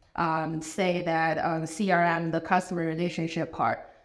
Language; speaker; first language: English; non-native, fluent; Chinese